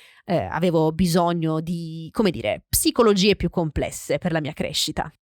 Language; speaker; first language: Italian; native; Italian